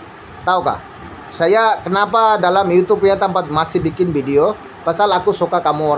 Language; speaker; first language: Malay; non-native, learner; Bangla